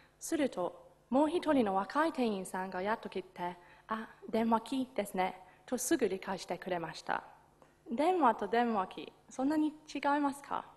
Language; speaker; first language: Japanese; non-native, fluent; English